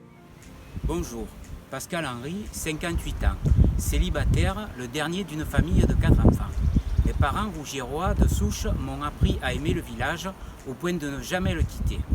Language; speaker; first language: French; native; French